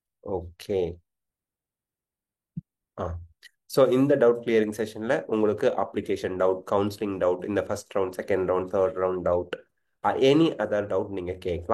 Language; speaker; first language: Tamil; native; Tamil